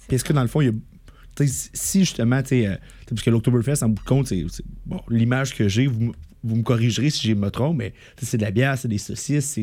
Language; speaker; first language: French; native; French